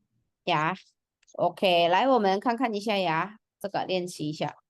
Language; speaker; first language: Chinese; non-native, fluent; Indonesian